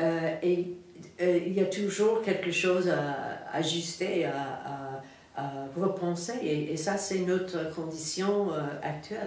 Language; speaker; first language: French; non-native, fluent; English